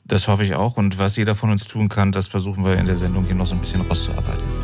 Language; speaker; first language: German; native; German